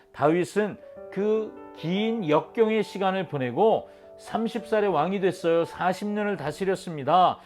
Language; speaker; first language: Korean; native; Korean